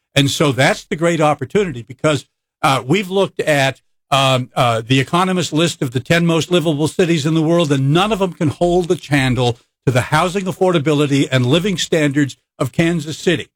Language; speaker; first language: English; native; English